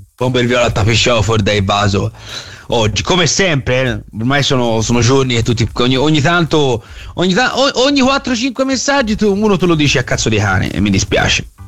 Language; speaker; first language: Italian; native; Italian